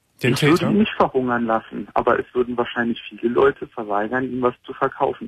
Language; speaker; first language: German; native; German